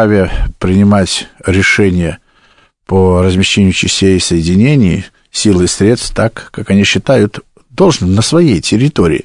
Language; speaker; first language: Russian; native; Russian